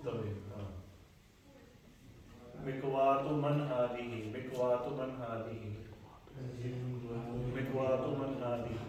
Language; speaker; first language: Arabic; non-native, fluent; Urdu